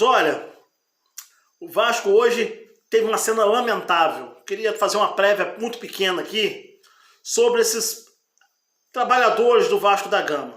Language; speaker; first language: Portuguese; native; Portuguese